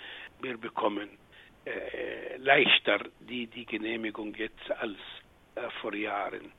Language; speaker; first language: German; non-native, fluent; Arabic